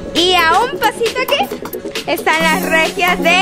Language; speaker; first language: Spanish; native; Spanish